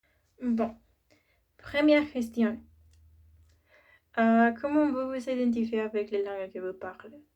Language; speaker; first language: French; non-native, learner; Spanish